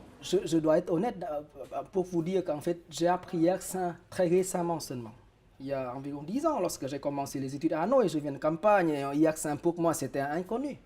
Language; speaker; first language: French; non-native, fluent; Vietnamese